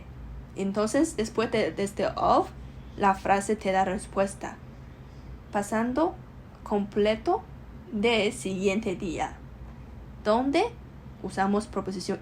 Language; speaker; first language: Spanish; non-native, learner; Chinese